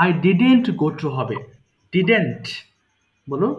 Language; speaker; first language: English; non-native, fluent; Bangla